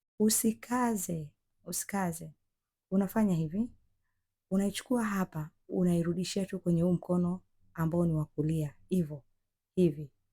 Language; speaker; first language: Swahili; native; Swahili